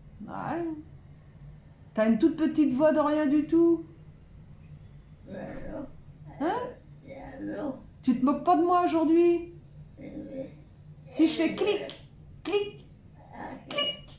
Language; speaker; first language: French; native; French